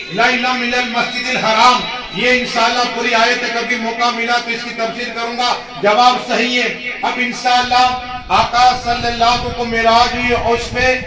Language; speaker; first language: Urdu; non-native, local second language; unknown